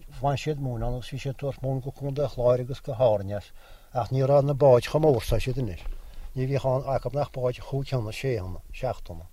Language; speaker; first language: Irish; native; Irish